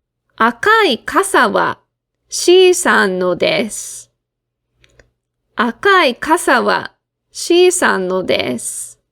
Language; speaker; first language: Japanese; non-native, fluent; English